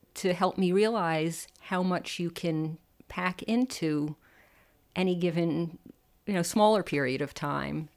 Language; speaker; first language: English; native; English